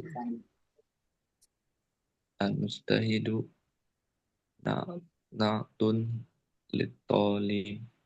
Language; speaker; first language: Arabic; non-native, learner; Indonesian